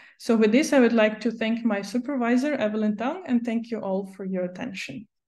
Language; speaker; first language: English; non-native, fluent; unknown